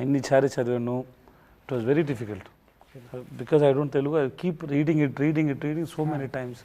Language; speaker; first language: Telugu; non-native, learner; Tamil